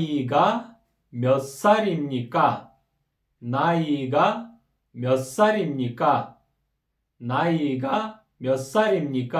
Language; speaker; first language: Korean; non-native, fluent; Kyrgyz